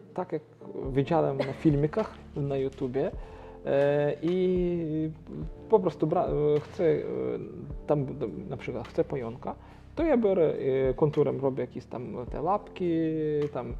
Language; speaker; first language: Polish; non-native, local second language; Ukrainian